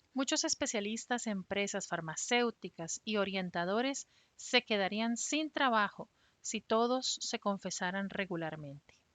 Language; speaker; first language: Spanish; native; Spanish